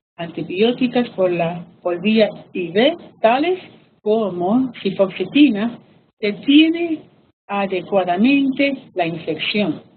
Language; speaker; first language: Spanish; early bilingual, heritage; Spanish